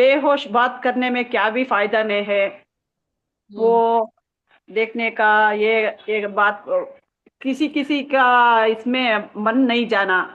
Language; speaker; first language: Hindi; non-native, local second language; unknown